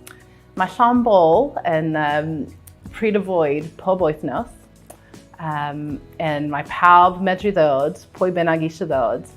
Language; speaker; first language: Welsh; non-native, fluent; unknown